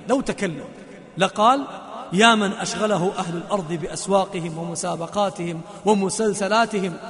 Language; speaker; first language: Arabic; native; Arabic